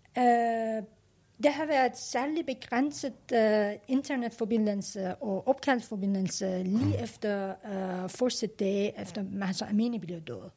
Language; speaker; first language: Danish; non-native, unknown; Persian